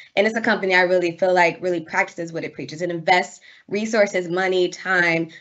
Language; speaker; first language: English; native; English